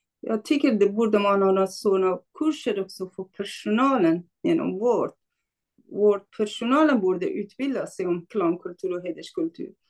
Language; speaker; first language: Swedish; non-native, fluent; Kurdish